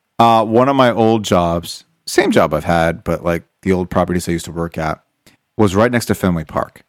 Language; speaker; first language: English; native; English